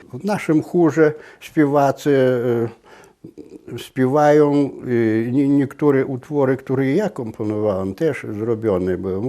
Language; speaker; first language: Polish; non-native, local second language; Belarusian